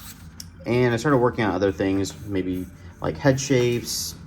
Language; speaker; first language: English; native; English